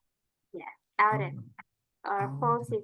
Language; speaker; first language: English; non-native, fluent; Indonesian